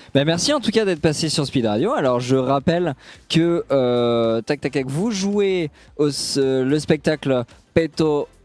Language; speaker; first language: French; native; French